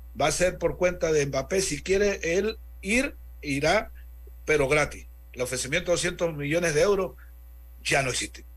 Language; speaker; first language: Spanish; native; Spanish